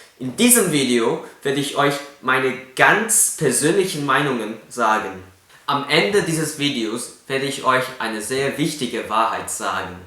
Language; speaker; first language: German; non-native, fluent; Cantonese